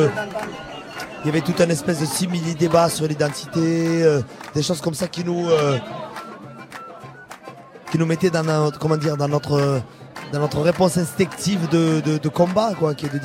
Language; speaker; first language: French; native; French